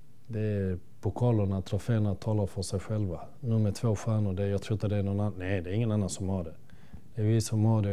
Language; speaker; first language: Swedish; early bilingual, other home language; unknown